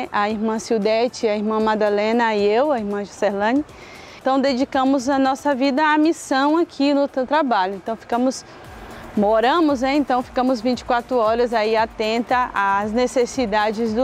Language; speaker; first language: Portuguese; native; Portuguese